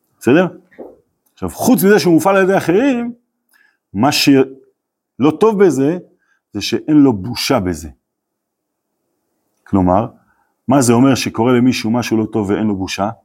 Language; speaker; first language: Hebrew; native; Hebrew